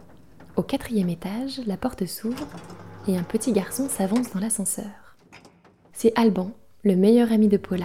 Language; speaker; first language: French; native; French